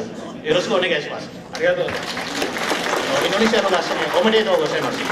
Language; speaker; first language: Japanese; non-native, learner; Indonesian